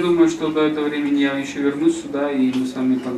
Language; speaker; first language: Russian; native; Russian